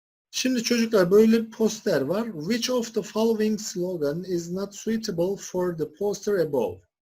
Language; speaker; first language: English; non-native, fluent; Turkish